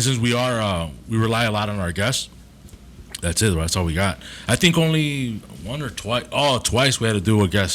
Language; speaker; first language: English; early bilingual, other home language; Spanish